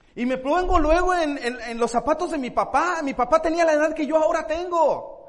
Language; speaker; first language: Spanish; native; Spanish